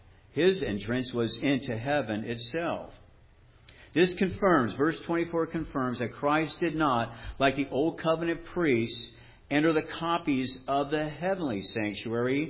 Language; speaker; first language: English; native; English